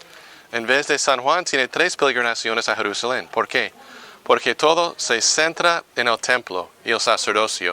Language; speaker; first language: Spanish; non-native, fluent; English